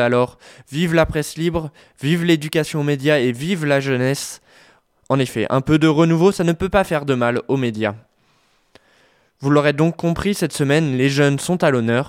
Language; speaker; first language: French; native; French